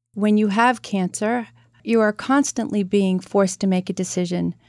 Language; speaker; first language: English; native; English